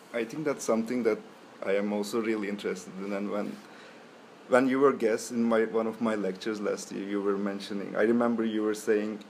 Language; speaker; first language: English; non-native, fluent; Turkish